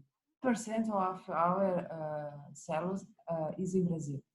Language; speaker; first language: English; non-native, learner; Portuguese